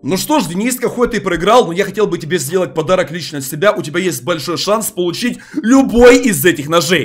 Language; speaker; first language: Russian; native; Russian